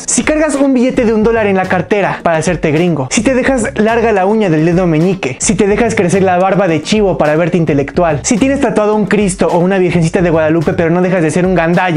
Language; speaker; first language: Spanish; native; Spanish